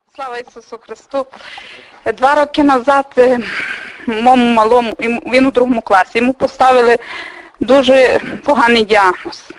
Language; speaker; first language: Ukrainian; native; Ukrainian